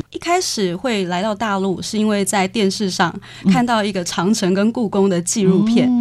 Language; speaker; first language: Chinese; native; Chinese